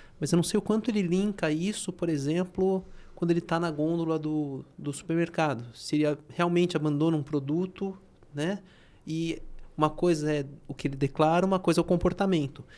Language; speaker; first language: Portuguese; native; Portuguese